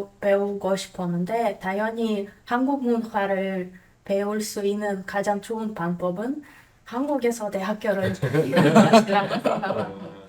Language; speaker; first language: Korean; non-native, fluent; Croatian